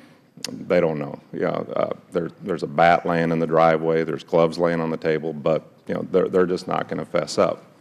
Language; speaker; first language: English; native; English